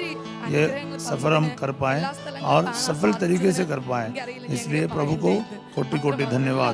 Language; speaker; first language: Hindi; native; Hindi